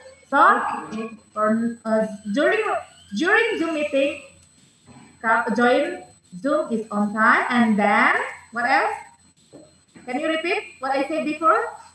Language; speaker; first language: English; non-native, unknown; Indonesian